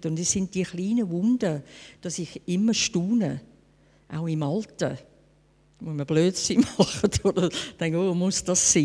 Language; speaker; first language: German; non-native, fluent; English